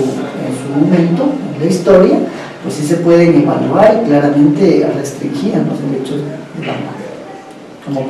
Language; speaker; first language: Spanish; native; Spanish